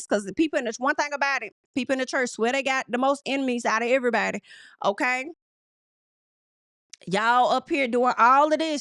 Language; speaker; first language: English; native; English